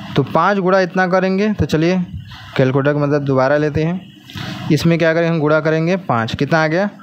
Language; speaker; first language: Hindi; native; Hindi